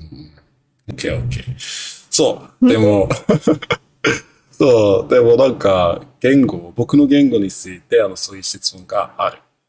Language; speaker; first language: Japanese; non-native, learner; English